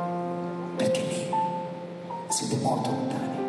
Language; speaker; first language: Italian; non-native, fluent; English